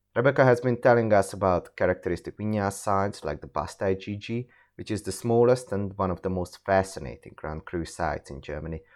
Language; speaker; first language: English; non-native, fluent; Hungarian